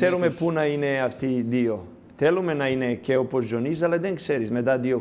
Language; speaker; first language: Greek; non-native, learner; Serbian